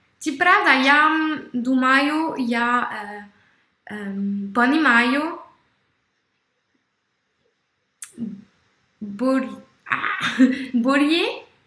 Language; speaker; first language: Russian; non-native, learner; French